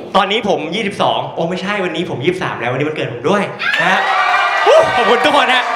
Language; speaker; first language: Thai; native; Thai